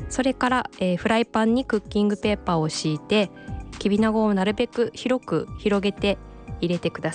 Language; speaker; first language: Japanese; native; Japanese